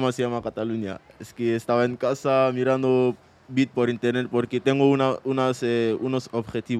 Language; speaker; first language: Spanish; non-native, fluent; Mandingo